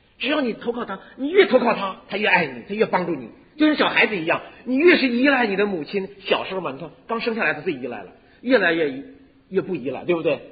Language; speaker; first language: Chinese; native; Chinese